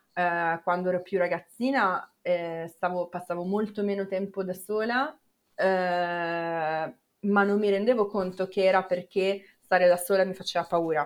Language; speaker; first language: Italian; native; Italian